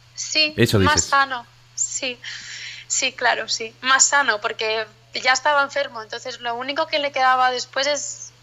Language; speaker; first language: Spanish; native; Spanish